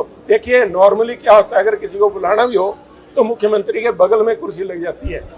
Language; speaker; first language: Hindi; non-native, local second language; Punjabi